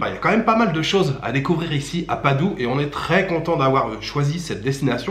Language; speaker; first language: French; native; French